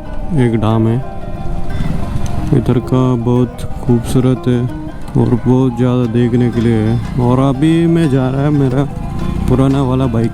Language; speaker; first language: Hindi; non-native, local second language; Malayalam